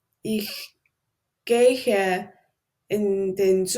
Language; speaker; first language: German; non-native, learner; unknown